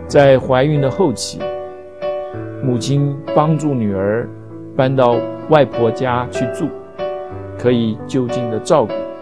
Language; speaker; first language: Chinese; native; Chinese